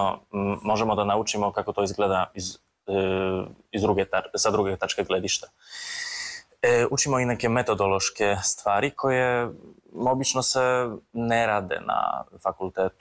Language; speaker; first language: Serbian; non-native, fluent; Polish